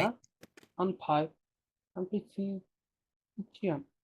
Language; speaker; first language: Chinese; non-native, learner; Bangla